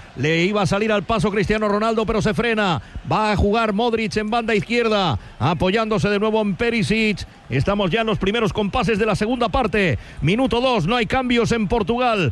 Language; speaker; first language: Spanish; native; Spanish